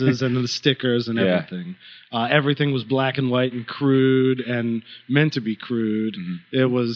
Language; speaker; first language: English; native; English